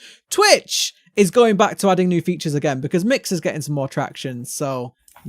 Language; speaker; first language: English; native; English